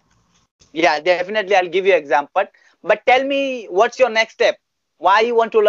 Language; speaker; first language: English; non-native, fluent; Bangla